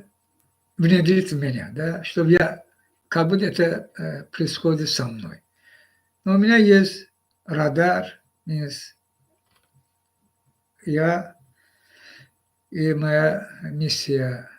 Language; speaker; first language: Russian; non-native, local second language; Azerbaijani